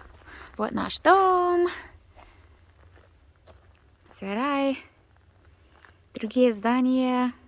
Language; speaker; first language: Russian; non-native, learner; English